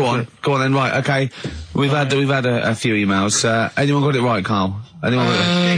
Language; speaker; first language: English; native; English